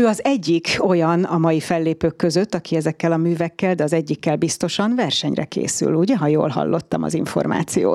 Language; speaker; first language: Hungarian; native; Hungarian